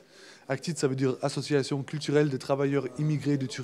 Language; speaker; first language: French; non-native, fluent; Turkish